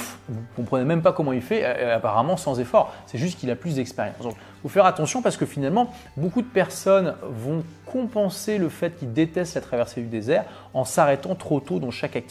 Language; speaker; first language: French; native; French